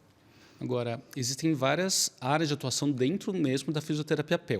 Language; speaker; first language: Portuguese; native; Portuguese